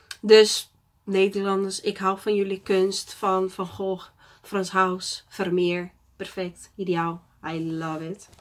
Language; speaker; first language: Dutch; non-native, fluent; Portuguese